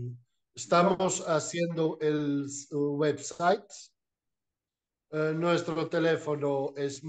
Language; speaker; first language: Spanish; non-native, fluent; Portuguese